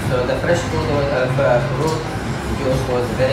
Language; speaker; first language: English; non-native, fluent; Arabic